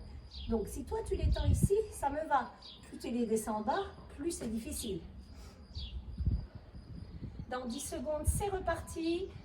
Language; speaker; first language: French; native; French